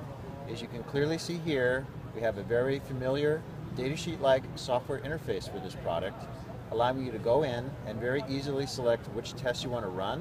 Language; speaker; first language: English; native; English